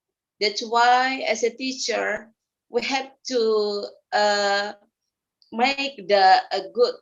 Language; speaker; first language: English; non-native, fluent; Indonesian